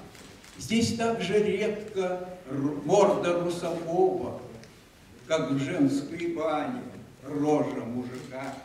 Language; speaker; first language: Russian; native; Russian